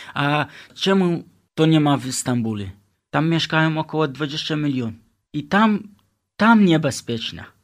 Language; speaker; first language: Polish; non-native, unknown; Kurdish